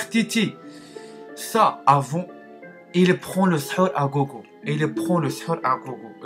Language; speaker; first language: French; non-native, learner; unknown